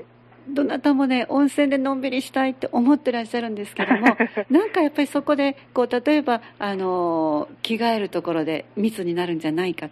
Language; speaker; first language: Japanese; native; Japanese